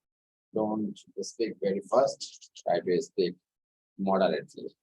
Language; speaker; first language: English; non-native, fluent; Bangla